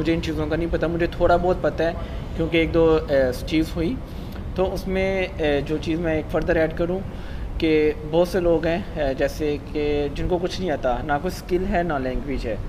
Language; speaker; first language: Urdu; non-native, local second language; Punjabi